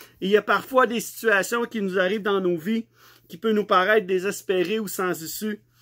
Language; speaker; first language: French; native; French